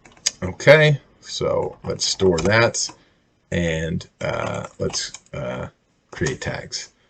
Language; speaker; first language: English; native; English